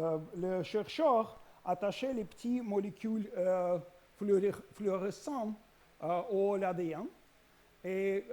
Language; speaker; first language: French; non-native, learner; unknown